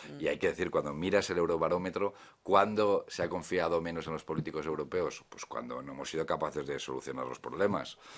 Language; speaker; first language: Spanish; native; Spanish